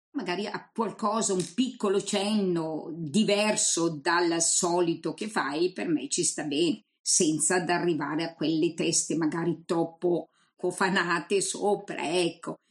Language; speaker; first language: Italian; native; Italian